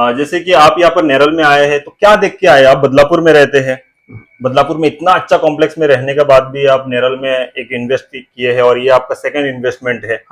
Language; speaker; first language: Hindi; non-native, local second language; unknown